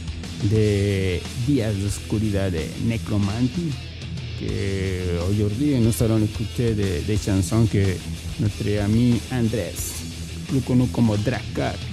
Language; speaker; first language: French; non-native, fluent; Spanish